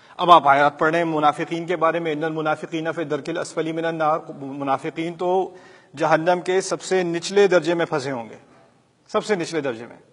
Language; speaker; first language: Urdu; early bilingual, heritage; Urdu